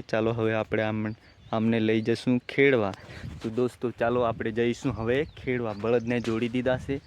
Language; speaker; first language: Gujarati; non-native, local second language; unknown